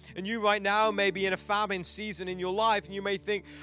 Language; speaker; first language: English; native; English